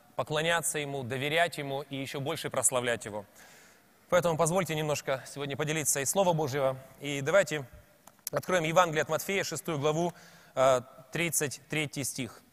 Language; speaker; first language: Russian; native; Russian